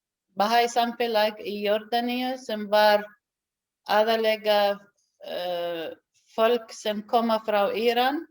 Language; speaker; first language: Icelandic; non-native, learner; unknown